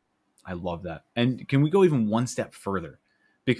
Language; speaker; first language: English; native; English